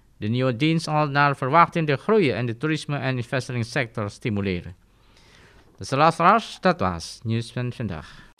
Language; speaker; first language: Dutch; non-native, fluent; Indonesian